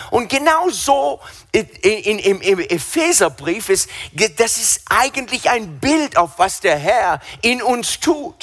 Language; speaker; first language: German; non-native, fluent; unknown